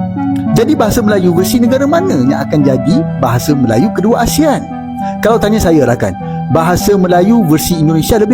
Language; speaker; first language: Malay; native; Malay